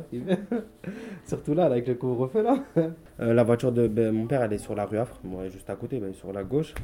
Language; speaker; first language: French; native; French